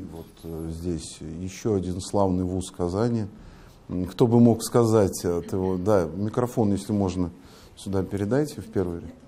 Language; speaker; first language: Russian; native; Russian